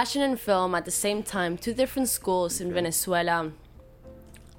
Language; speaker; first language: English; non-native, fluent; Spanish